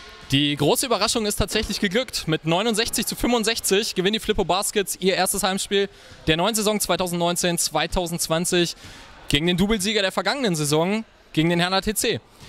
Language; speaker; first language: German; native; German